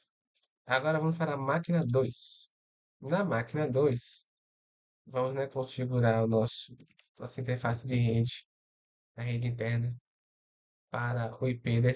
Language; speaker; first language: Portuguese; native; Portuguese